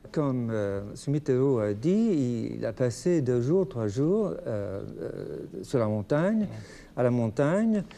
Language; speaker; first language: French; non-native, fluent; English